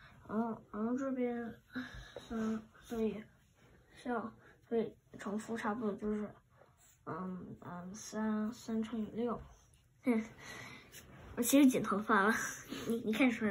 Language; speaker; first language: Chinese; early bilingual, heritage; Chinese